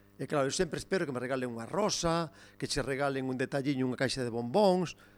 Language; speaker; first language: Galician; non-native, local second language; Spanish